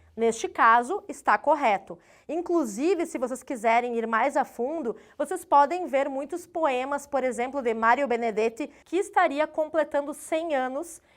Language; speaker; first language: Portuguese; native; Portuguese